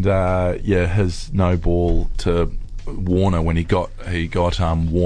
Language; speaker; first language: English; native; English